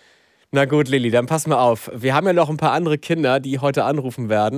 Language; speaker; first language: German; native; German